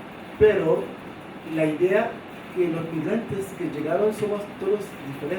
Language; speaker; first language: Spanish; non-native, fluent; Haitian Creole